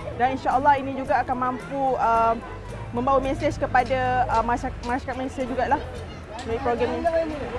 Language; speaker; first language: Malay; native; Malay